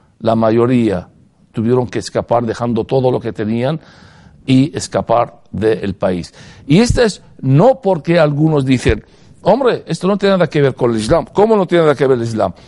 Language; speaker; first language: Spanish; non-native, fluent; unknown